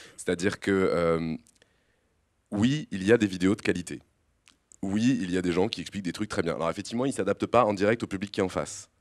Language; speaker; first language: French; native; French